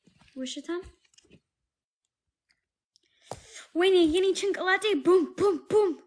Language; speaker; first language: Amharic; non-native, learner; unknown